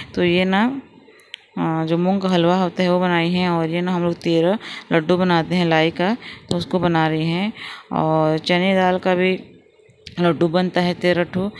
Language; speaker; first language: Hindi; non-native, local second language; Odia